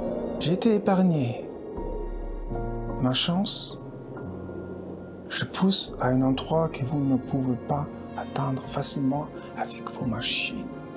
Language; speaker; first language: French; non-native, fluent; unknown